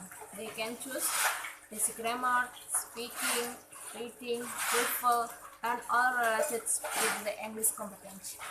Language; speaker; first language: English; non-native, learner; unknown